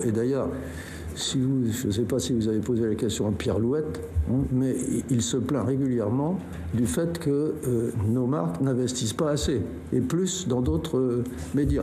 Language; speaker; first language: French; native; French